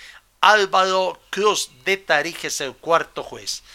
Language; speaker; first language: Spanish; native; Spanish